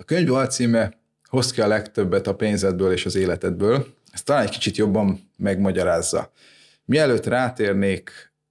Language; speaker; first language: Hungarian; native; Hungarian